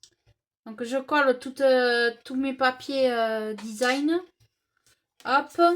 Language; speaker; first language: French; native; French